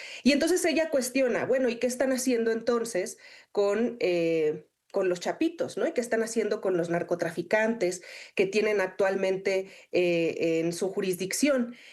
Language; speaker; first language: Spanish; native; Spanish